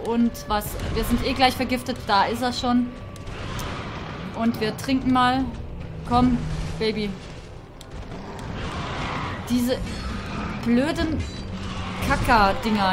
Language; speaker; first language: German; native; German